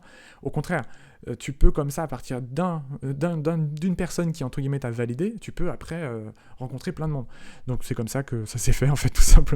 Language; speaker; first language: French; native; French